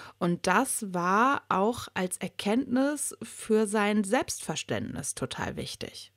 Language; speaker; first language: German; native; German